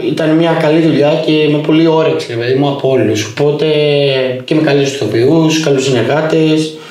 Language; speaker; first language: Greek; early bilingual, other home language; Albanian